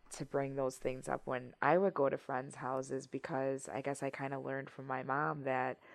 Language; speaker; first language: English; native; English